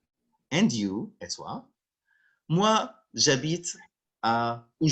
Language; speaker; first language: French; non-native, local second language; Arabic